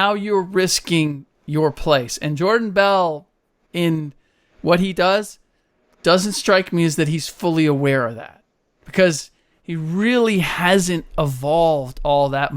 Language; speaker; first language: English; native; English